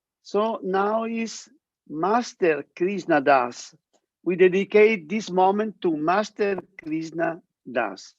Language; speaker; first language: English; non-native, learner; Italian